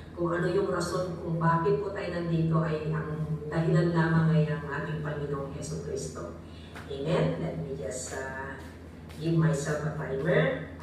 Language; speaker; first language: Filipino; non-native, local second language; Iloko